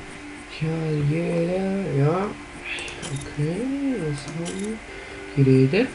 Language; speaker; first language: German; non-native, learner; Spanish